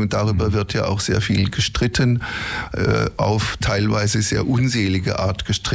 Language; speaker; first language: German; native; German